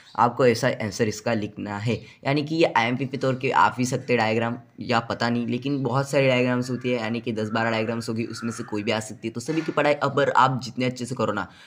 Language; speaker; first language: Hindi; non-native, local second language; Marathi